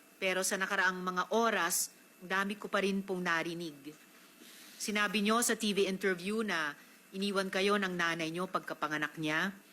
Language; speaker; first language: Filipino; native; Filipino